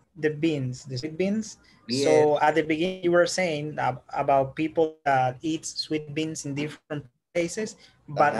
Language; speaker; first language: English; non-native, learner; Spanish